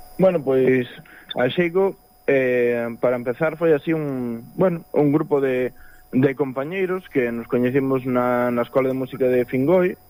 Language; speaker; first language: Galician; native; Galician